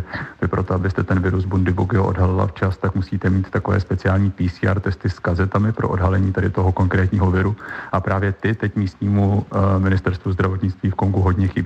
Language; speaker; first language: Czech; native; Czech